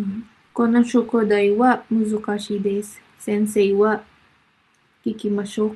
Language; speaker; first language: Japanese; non-native, learner; Filipino